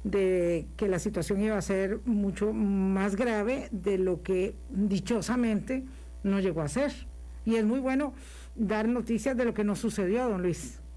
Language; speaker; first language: Spanish; native; Spanish